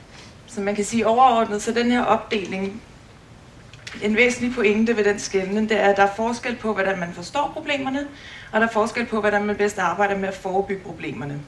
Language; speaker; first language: Danish; native; Danish